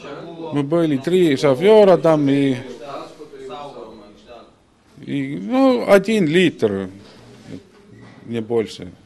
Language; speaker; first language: Russian; non-native, fluent; Estonian